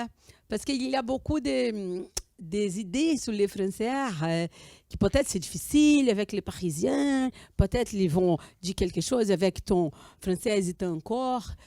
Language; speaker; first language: French; non-native, fluent; Portuguese